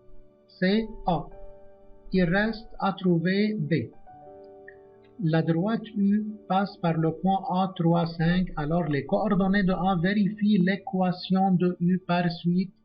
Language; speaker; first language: French; non-native, local second language; Arabic